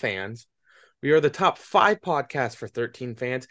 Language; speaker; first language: English; native; English